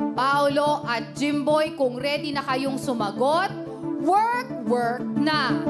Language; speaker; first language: Filipino; native; Filipino